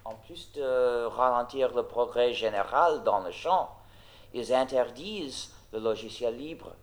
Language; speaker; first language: French; non-native, fluent; English